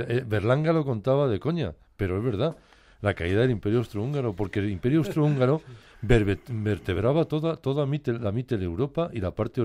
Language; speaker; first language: Spanish; native; Spanish